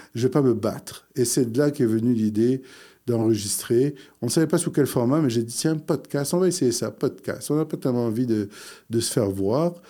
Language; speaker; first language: French; early bilingual, other home language; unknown